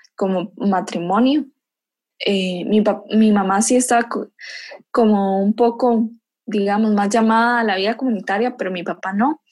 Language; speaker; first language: Spanish; native; Spanish